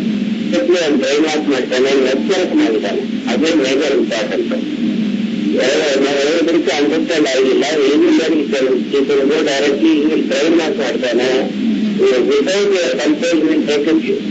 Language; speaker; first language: Kannada; non-native, local second language; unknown